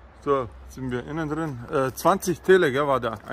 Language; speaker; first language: German; early bilingual, other home language; Bosnian